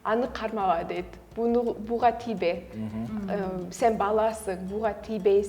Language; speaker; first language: Kyrgyz; early bilingual, heritage; Kyrgyz